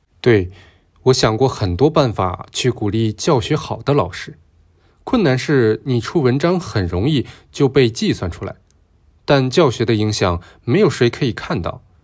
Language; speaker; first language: Chinese; non-native, local second language; Cantonese